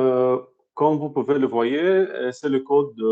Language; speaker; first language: French; non-native, fluent; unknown